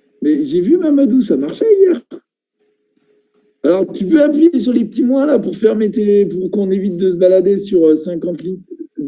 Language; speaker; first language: French; native; French